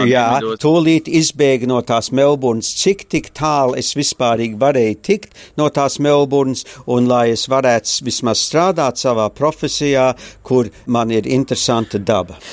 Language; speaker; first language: Latvian; early bilingual, heritage; Latvian